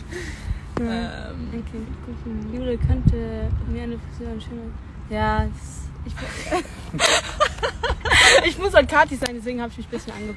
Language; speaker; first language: German; native; German